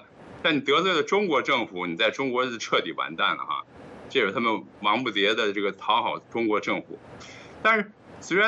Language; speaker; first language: Chinese; native; Chinese